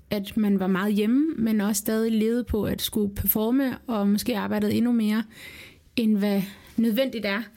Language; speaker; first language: Danish; early bilingual, other home language; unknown